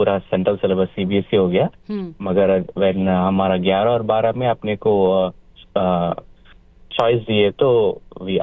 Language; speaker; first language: Hindi; non-native, local second language; Telugu